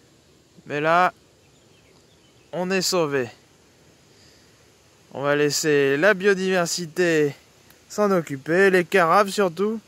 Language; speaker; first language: French; native; French